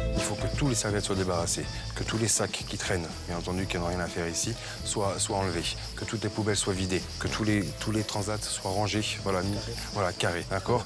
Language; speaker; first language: French; native; French